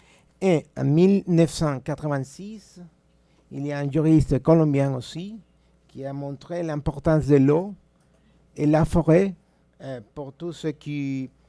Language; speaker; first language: French; non-native, fluent; Spanish